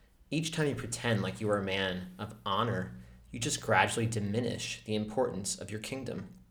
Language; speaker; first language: English; native; English